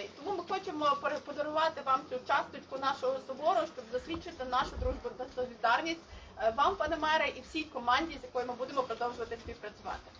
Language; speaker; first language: Ukrainian; native; Ukrainian